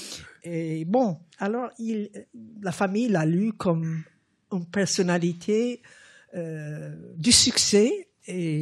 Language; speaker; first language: French; non-native, fluent; English